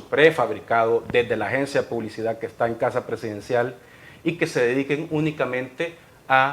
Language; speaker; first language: Spanish; native; Spanish